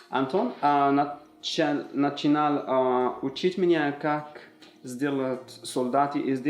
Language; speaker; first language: Russian; non-native, learner; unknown